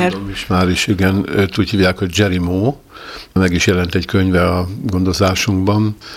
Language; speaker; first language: Hungarian; native; Hungarian